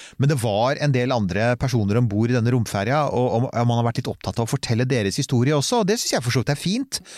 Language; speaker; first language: Norwegian; native; Norwegian